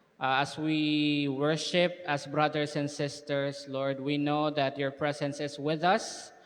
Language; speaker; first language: English; non-native, local second language; Filipino